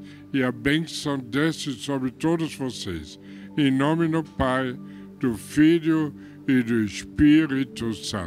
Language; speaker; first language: Portuguese; non-native, fluent; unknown